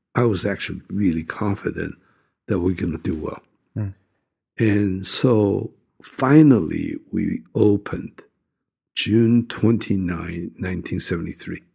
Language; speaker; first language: English; non-native, fluent; Japanese